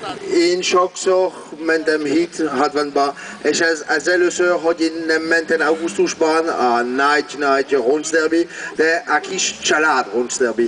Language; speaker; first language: Hungarian; non-native, learner; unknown